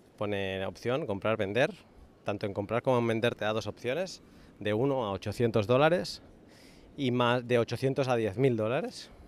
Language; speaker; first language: Spanish; native; Spanish